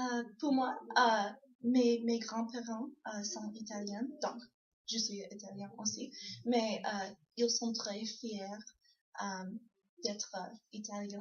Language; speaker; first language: French; non-native, learner; English